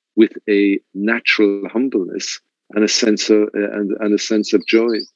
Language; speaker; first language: English; native; English